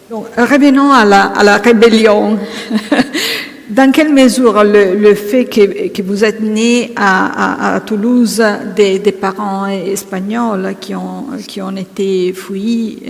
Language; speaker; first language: French; non-native, fluent; Italian